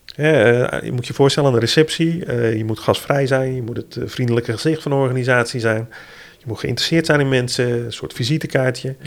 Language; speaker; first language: Dutch; native; Dutch